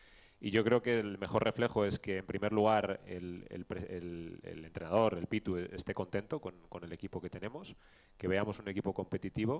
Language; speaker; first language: Spanish; native; Spanish